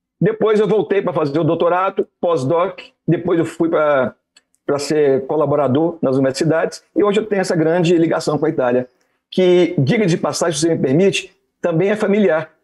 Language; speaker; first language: Portuguese; native; Portuguese